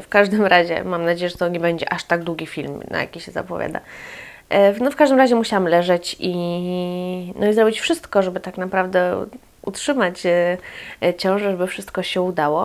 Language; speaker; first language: Polish; native; Polish